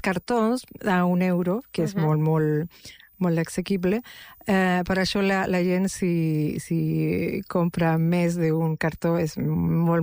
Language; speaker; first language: Catalan; non-native, local second language; Spanish